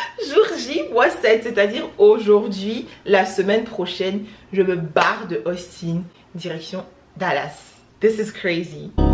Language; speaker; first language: French; native; French